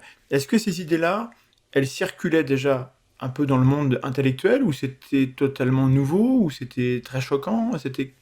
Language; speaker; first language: French; native; French